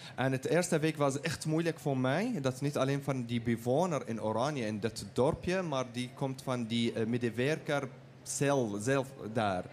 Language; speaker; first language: Dutch; non-native, learner; Arabic